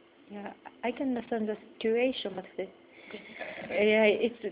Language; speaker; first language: English; non-native, learner; Japanese